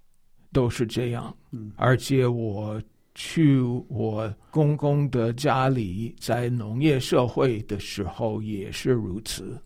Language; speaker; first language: Chinese; non-native, fluent; English